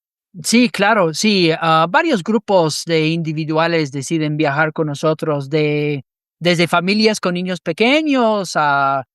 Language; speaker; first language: Spanish; non-native, fluent; English